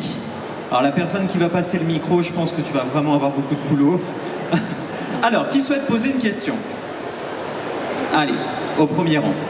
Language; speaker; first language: French; native; French